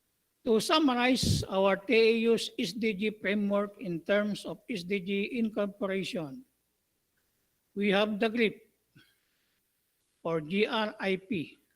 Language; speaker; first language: English; non-native, fluent; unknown